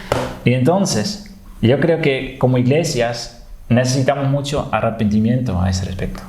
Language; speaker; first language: Spanish; non-native, fluent; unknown